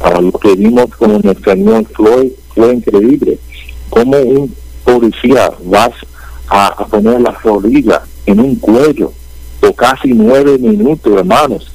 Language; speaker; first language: Spanish; early bilingual, heritage; Spanish